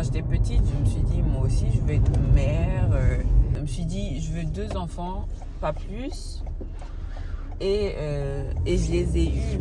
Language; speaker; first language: French; native; French